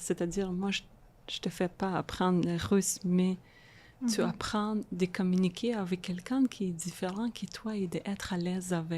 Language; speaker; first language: French; non-native, fluent; Russian